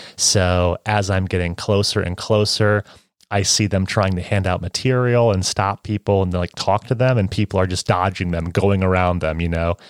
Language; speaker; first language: English; early bilingual, other home language; Romanian